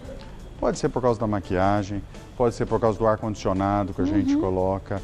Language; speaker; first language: Portuguese; native; Portuguese